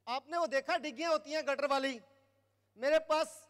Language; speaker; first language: Hindi; native; Hindi